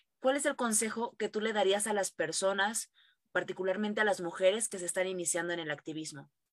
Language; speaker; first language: Spanish; native; Spanish